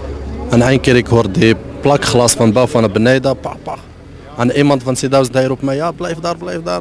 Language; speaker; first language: Dutch; non-native, learner; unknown